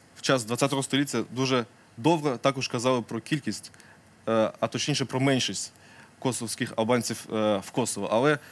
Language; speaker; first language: Ukrainian; non-native, local second language; Crimean Tatar